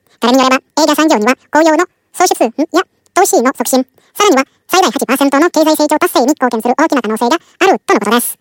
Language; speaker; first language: Japanese; non-native, fluent; Indonesian